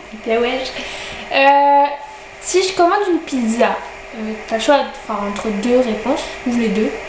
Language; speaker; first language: French; native; French